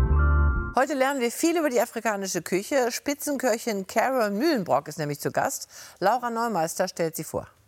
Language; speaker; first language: German; native; German